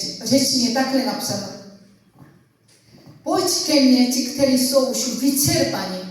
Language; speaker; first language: Czech; non-native, learner; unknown